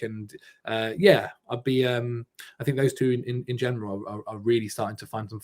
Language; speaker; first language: English; native; English